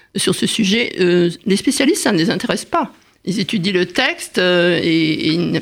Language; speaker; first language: French; native; French